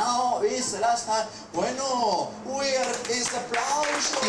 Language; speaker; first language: English; non-native, learner; Spanish